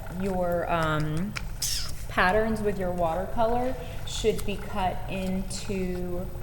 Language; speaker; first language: English; native; English